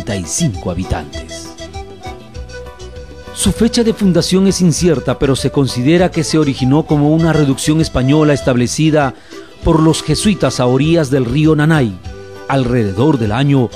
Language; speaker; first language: Spanish; native; Spanish